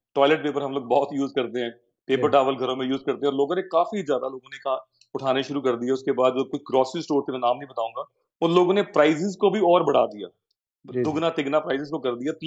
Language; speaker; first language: Hindi; native; Hindi